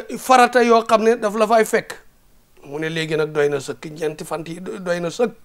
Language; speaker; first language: Wolof; native; Wolof